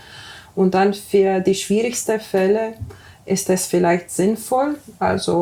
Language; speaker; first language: German; non-native, fluent; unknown